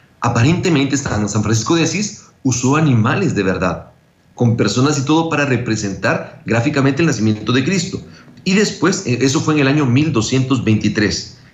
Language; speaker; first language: Spanish; native; Spanish